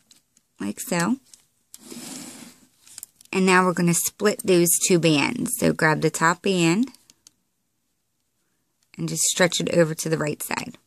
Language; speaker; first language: English; native; English